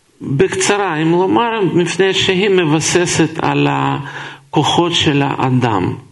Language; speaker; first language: Hebrew; non-native, fluent; Russian